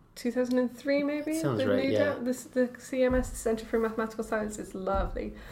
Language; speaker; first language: English; native; English